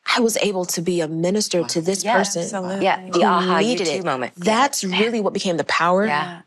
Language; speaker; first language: English; native; English